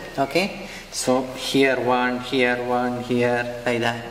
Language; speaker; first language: English; non-native, local second language; Malayalam